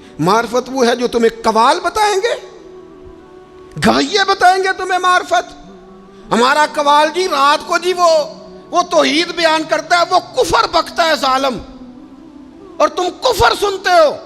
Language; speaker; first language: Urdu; non-native, local second language; Punjabi